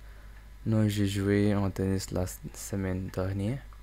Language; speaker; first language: French; non-native, learner; English